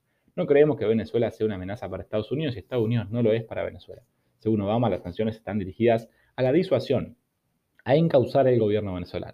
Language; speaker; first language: Spanish; native; Spanish